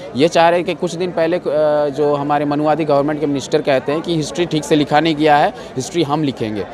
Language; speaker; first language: Hindi; native; Hindi